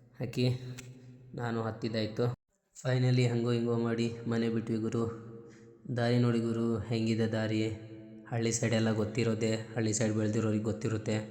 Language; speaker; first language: Kannada; non-native, local second language; Lambadi